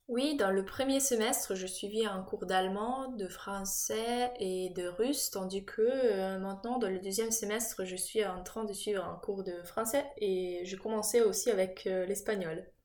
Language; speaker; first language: French; non-native, fluent; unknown